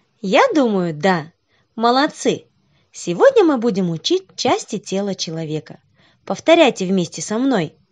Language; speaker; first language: Russian; non-native, local second language; Kazakh